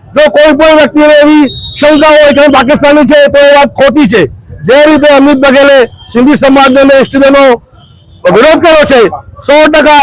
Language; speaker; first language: Gujarati; non-native, local second language; Sindhi